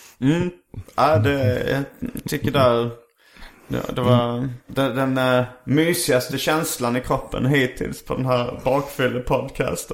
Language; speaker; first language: Swedish; native; Swedish